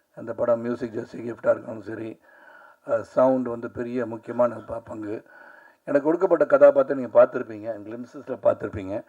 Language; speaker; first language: Tamil; native; Tamil